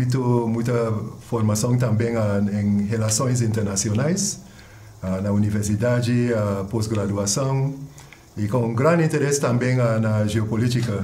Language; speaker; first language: Portuguese; non-native, fluent; English